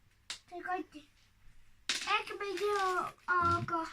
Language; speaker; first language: Finnish; non-native, learner; Estonian